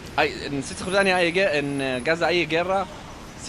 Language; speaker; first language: Spanish; non-native, learner; Arabic